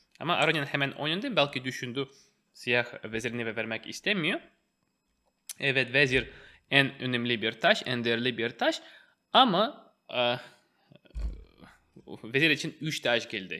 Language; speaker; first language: Turkish; non-native, fluent; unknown